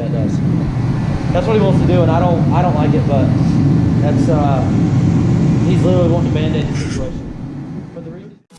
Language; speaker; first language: English; native; English